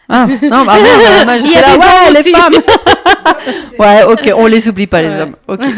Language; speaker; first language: French; native; French